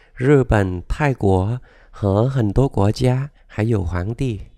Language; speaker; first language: Chinese; non-native, fluent; Vietnamese